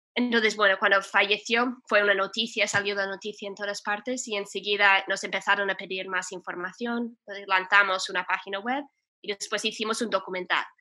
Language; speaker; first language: Spanish; non-native, fluent; English